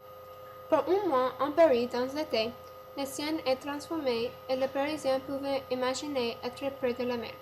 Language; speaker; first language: French; non-native, learner; English